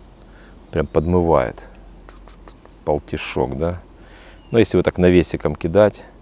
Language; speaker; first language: Russian; native; Russian